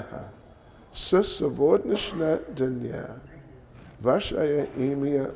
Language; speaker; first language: Russian; non-native, learner; English